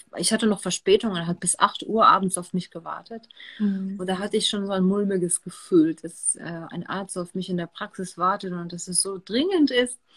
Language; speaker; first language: German; non-native, fluent; Russian